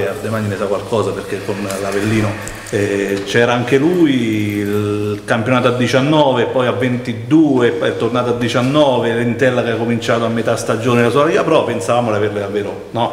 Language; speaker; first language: Italian; native; Italian